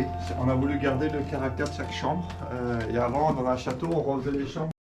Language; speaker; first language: French; native; French